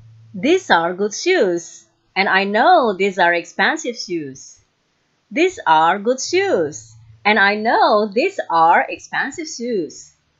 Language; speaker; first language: English; non-native, fluent; Indonesian